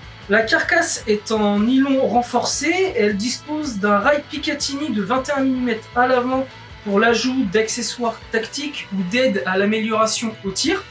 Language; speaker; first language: French; native; French